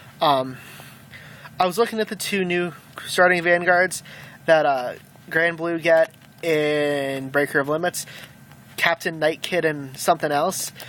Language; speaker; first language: English; native; English